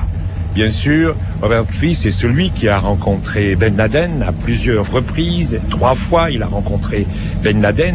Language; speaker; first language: French; native; French